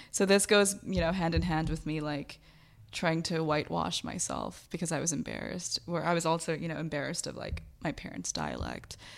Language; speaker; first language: English; early bilingual, other home language; Bangla